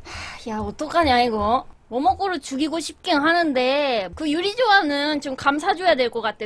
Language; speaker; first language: Korean; native; Korean